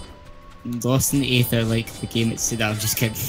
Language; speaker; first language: English; native; English